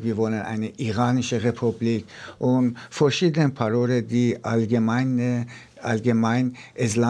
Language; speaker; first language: German; non-native, fluent; Persian